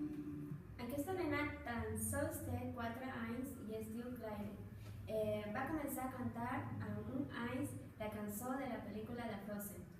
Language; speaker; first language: Catalan; non-native, learner; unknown